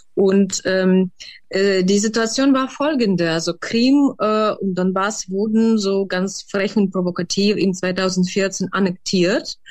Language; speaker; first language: German; non-native, fluent; Ukrainian